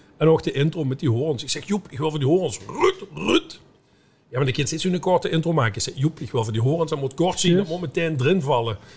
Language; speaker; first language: Dutch; native; Dutch